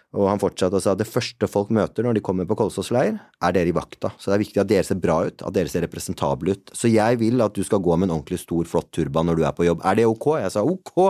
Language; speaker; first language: Norwegian; early bilingual, other home language; Punjabi